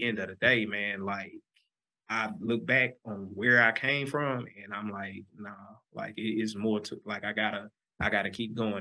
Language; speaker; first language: English; native; English